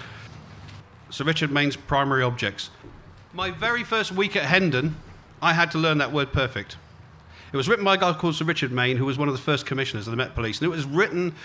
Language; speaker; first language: English; native; English